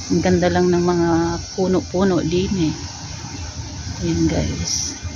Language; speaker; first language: Filipino; non-native, local second language; Cebuano